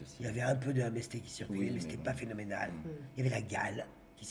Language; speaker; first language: French; native; French